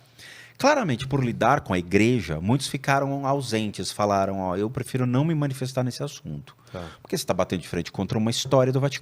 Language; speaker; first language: Portuguese; native; Portuguese